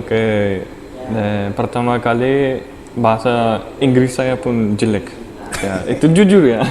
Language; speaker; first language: Indonesian; non-native, fluent; Turkmen